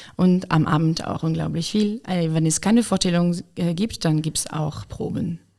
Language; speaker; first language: German; non-native, fluent; French